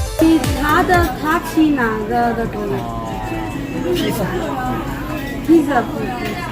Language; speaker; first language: Chinese; non-native, learner; Bangla